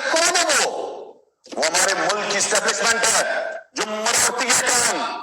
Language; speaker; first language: Urdu; non-native, local second language; Pashto